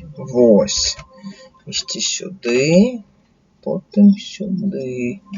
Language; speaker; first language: Belarusian; non-native, local second language; Russian